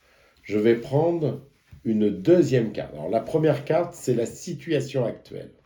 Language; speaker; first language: French; native; French